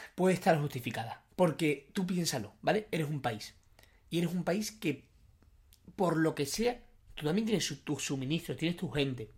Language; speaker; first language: Spanish; native; Spanish